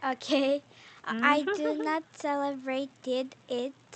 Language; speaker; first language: English; non-native, learner; Korean